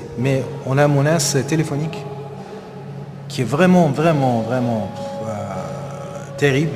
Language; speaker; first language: French; non-native, learner; Persian